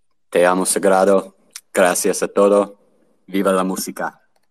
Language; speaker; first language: Spanish; non-native, learner; English